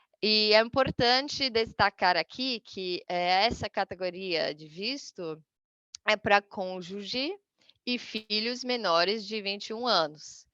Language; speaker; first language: Portuguese; non-native, fluent; English